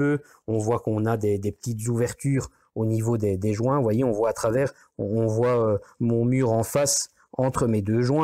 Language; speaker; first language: French; native; French